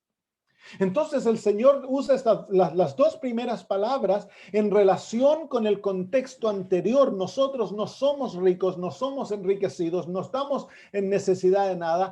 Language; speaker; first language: Spanish; native; Spanish